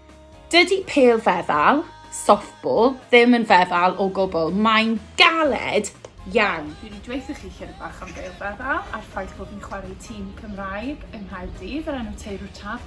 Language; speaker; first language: Welsh; native; Welsh